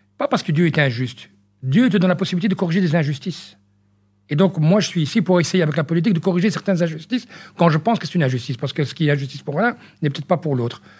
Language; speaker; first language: French; early bilingual, other home language; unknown